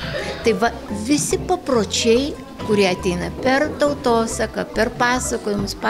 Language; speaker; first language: Lithuanian; native; Lithuanian